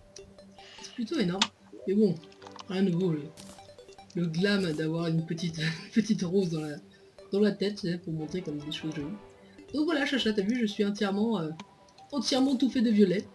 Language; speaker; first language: French; native; French